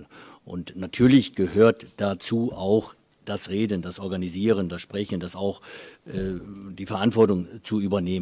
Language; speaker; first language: German; native; German